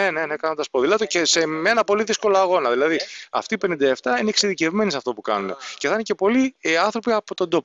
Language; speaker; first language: Greek; native; Greek